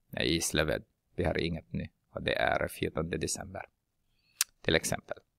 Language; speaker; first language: Swedish; non-native, fluent; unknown